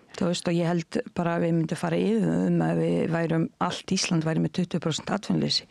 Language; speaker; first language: Icelandic; non-native, fluent; Bosnian